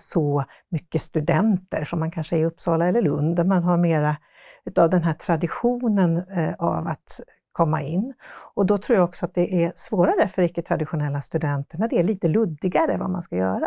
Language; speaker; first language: Swedish; native; Swedish